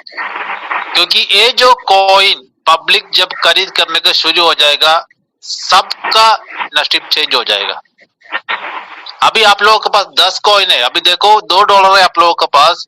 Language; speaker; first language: Hindi; non-native, local second language; Malayalam